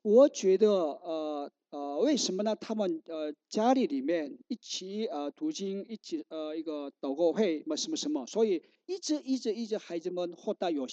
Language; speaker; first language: Chinese; non-native, learner; Korean